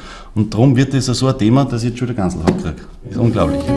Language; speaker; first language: German; native; German